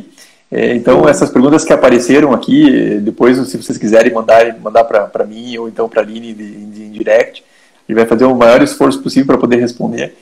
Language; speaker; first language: Portuguese; native; Portuguese